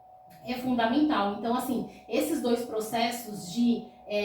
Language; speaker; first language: Portuguese; native; Portuguese